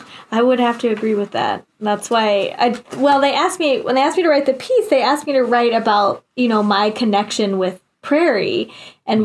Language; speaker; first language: English; native; English